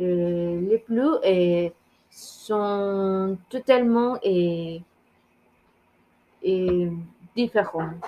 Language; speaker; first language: French; non-native, learner; Spanish